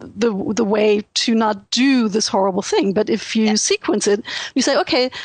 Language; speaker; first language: English; non-native, fluent; German